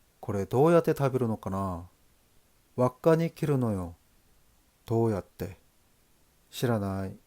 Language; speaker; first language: Japanese; non-native, learner; Korean